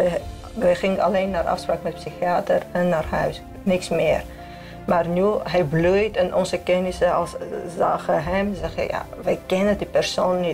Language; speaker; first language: Dutch; non-native, learner; Armenian